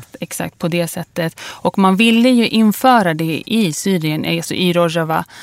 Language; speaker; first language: Swedish; early bilingual, other home language; Kurdish